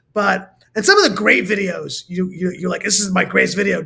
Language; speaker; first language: English; native; English